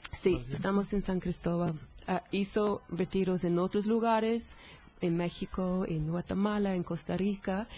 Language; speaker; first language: Spanish; non-native, fluent; English